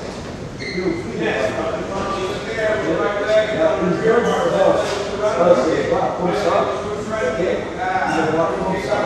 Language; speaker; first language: French; non-native, learner; Portuguese